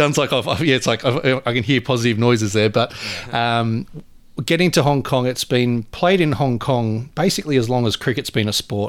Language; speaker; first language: English; native; English